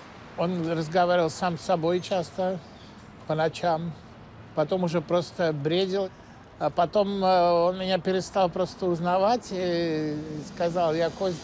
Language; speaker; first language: Russian; native; Russian